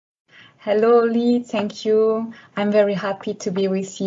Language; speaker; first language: English; non-native, learner; French